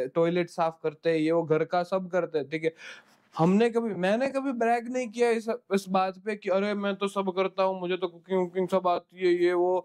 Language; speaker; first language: Hindi; non-native, local second language; Gujarati